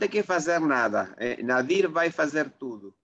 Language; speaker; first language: Portuguese; non-native, fluent; Spanish